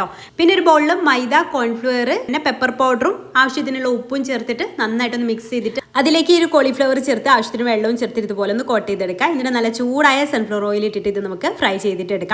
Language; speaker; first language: Malayalam; native; Malayalam